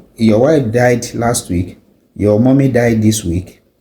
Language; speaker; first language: English; non-native, local second language; Yoruba